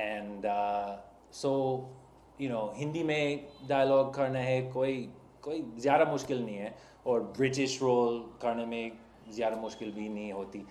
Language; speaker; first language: Hindi; non-native, fluent; English